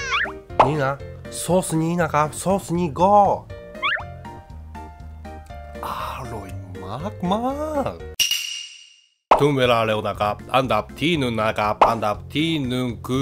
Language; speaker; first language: Thai; non-native, learner; Japanese